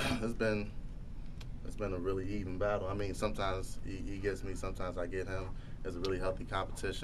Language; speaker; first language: English; native; English